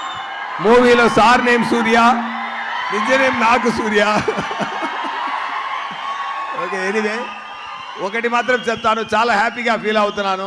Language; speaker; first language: Telugu; non-native, learner; Tamil